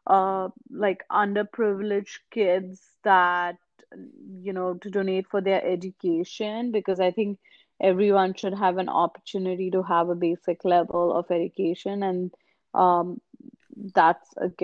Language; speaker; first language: English; non-native, local second language; Hindi